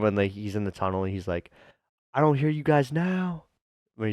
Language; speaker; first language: English; native; English